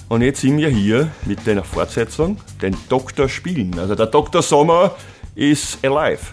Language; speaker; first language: German; native; German